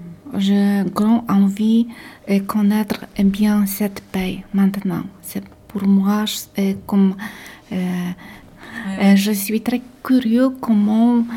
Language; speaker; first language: French; non-native, learner; Polish